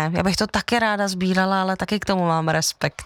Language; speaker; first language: Czech; native; Czech